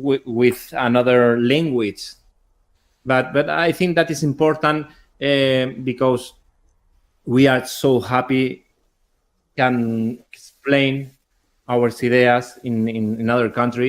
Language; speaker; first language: English; non-native, learner; Spanish